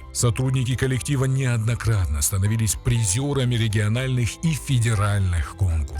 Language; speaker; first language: Russian; native; Russian